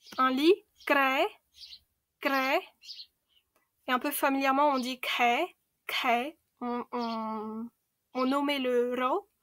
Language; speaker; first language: French; early bilingual, other home language; Khmer